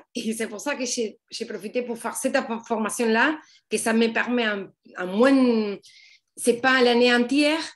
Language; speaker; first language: French; non-native, fluent; Spanish